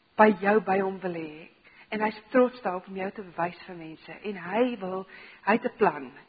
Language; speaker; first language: Afrikaans; native; Afrikaans